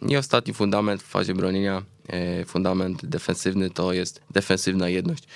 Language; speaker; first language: Polish; native; Polish